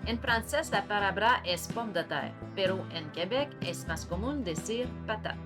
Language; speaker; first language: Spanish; non-native, learner; French